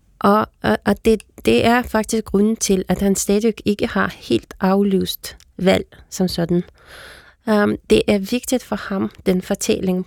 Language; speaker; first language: Danish; non-native, fluent; Russian